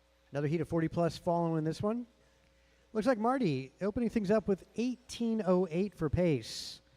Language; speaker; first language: English; native; English